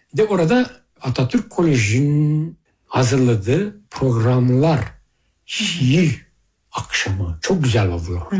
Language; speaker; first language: Turkish; early bilingual, heritage; Turkish